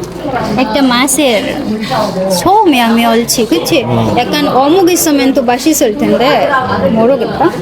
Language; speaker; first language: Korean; non-native, learner; Bangla